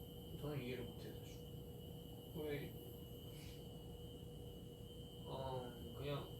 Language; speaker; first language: Korean; non-native, fluent; Chinese